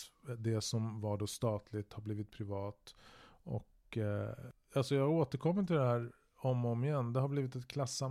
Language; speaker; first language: Swedish; native; Swedish